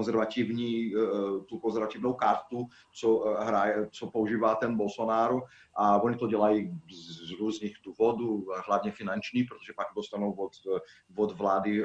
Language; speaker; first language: Czech; non-native, fluent; Portuguese